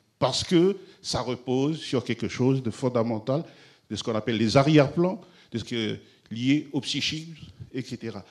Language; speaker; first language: French; non-native, local second language; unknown